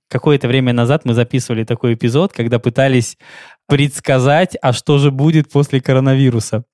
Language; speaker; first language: Russian; native; Russian